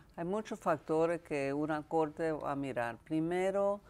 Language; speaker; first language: Spanish; early bilingual, heritage; Spanish